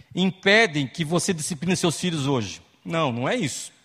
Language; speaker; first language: Portuguese; native; Portuguese